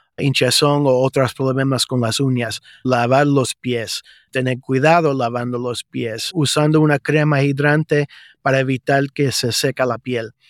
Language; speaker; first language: Spanish; early bilingual, heritage; Spanish